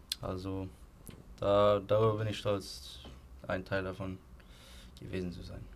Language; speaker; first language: German; non-native, fluent; Icelandic